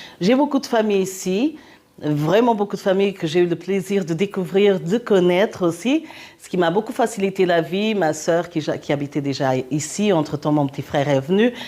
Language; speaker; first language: French; non-native, fluent; Portuguese